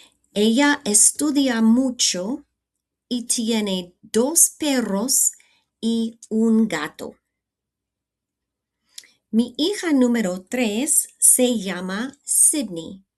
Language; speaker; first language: Spanish; non-native, fluent; English